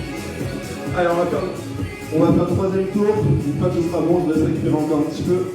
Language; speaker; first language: French; native; French